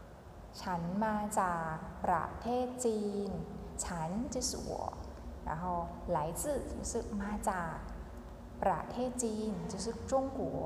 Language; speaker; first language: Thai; non-native, fluent; Chinese